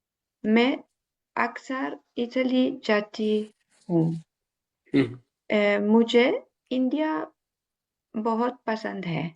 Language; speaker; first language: Hindi; non-native, learner; Italian